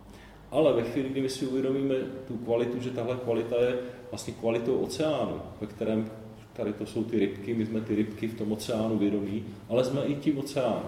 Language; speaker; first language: Czech; native; Czech